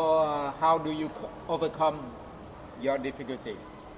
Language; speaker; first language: English; non-native, fluent; Vietnamese